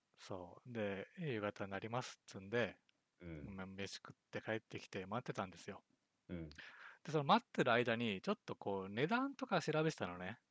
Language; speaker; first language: Japanese; native; Japanese